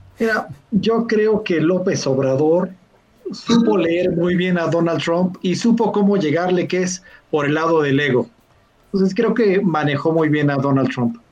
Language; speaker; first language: Spanish; native; Spanish